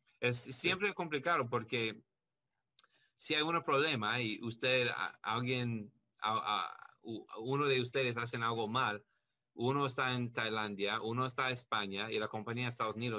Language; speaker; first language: Spanish; non-native, learner; English